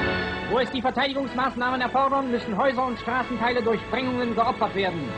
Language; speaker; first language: German; native; German